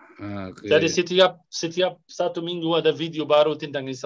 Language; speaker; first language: Indonesian; non-native, fluent; Arabic